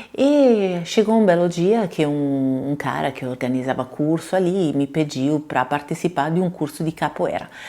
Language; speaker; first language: Portuguese; non-native, fluent; Italian